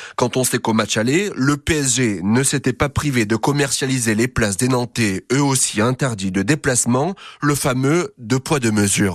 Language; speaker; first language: French; native; French